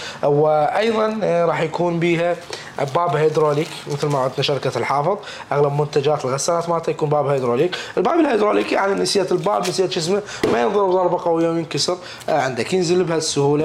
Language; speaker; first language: Arabic; native; Arabic